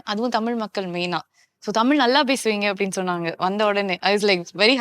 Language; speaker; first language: Tamil; native; Tamil